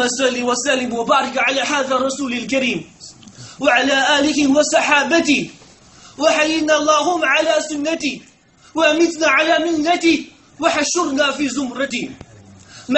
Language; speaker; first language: Arabic; non-native, fluent; Chinese